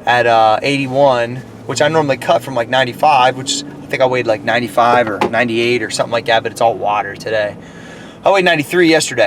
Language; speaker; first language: English; native; English